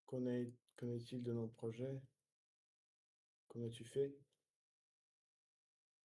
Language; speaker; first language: French; non-native, learner; Russian